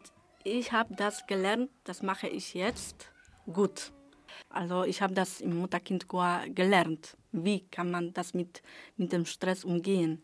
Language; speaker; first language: German; non-native, learner; Polish